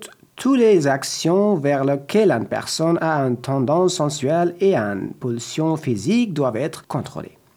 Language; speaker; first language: French; non-native, learner; Persian